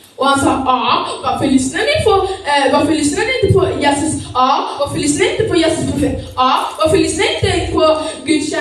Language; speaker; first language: Swedish; early bilingual, other home language; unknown